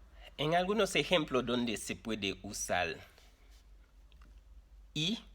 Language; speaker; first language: Spanish; non-native, fluent; Haitian Creole